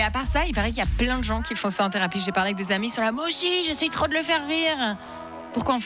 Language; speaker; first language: French; native; French